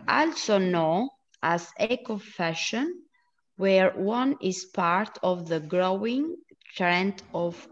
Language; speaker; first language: English; non-native, learner; Italian